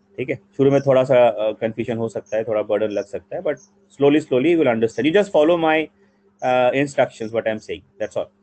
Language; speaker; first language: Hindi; non-native, local second language; Bangla